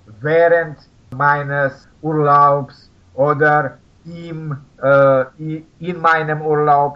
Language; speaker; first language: German; non-native, learner; Russian